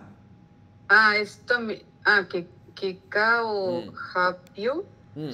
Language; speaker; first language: Japanese; non-native, learner; Spanish